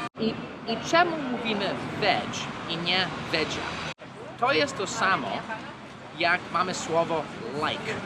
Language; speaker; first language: Polish; non-native, fluent; English